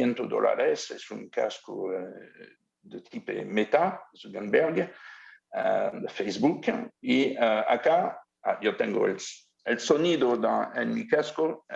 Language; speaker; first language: Spanish; non-native, learner; French